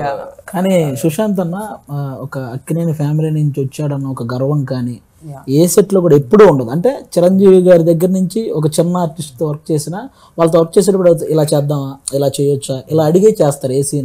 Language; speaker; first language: Telugu; native; Telugu